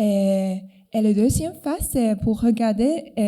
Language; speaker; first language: French; non-native, fluent; Cantonese